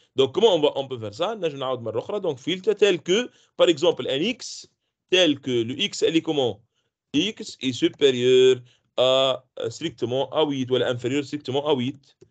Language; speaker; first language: French; non-native, local second language; Arabic